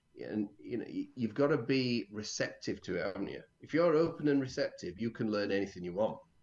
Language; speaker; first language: English; native; English